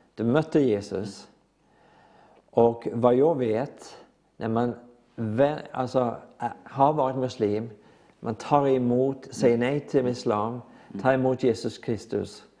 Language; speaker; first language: Swedish; non-native, fluent; Norwegian